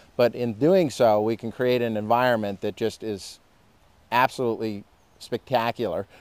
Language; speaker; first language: English; native; English